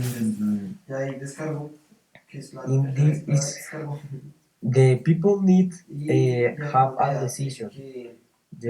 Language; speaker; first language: English; non-native, learner; Spanish